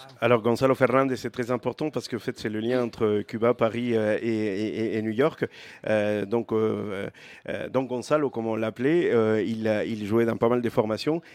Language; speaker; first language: French; non-native, fluent; Spanish